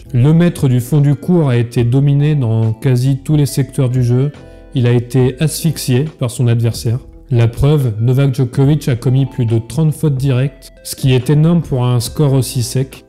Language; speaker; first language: French; native; French